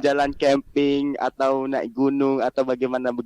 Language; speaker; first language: Indonesian; non-native, learner; Malay